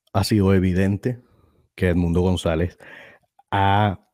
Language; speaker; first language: Spanish; native; Spanish